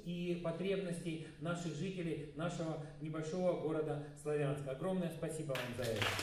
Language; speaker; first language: Russian; native; Russian